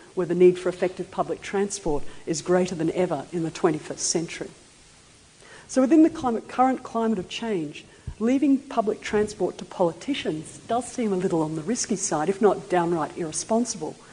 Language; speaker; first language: English; native; English